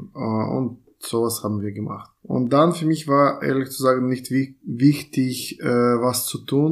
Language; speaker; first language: German; non-native, fluent; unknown